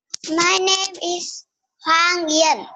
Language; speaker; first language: English; non-native, learner; Vietnamese